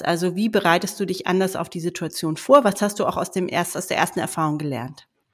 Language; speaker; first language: German; native; German